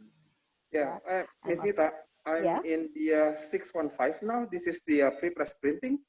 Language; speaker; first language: English; non-native, fluent; Indonesian